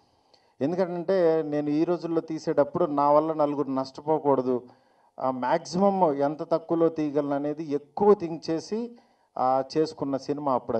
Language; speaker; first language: Telugu; native; Telugu